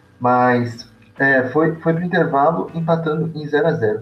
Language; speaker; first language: Portuguese; native; Portuguese